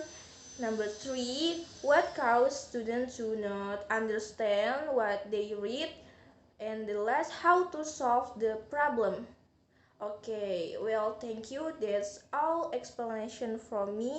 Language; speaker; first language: English; non-native, learner; Indonesian